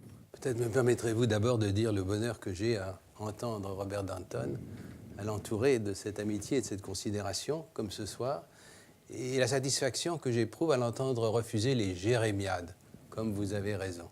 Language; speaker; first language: French; native; French